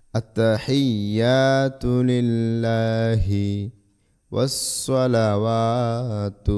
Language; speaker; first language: Arabic; non-native, learner; Bangla